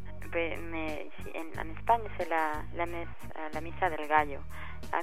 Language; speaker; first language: French; non-native, fluent; Spanish